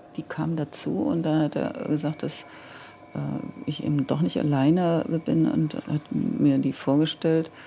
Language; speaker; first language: German; native; German